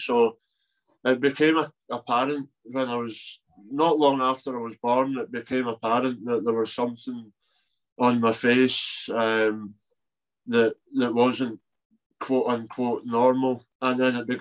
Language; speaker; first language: English; native; English